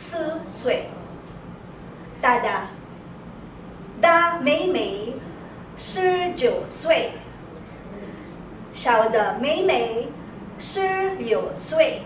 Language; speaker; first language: Chinese; non-native, learner; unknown